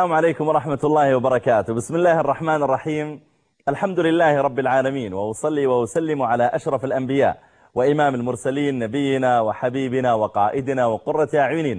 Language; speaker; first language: Arabic; native; Arabic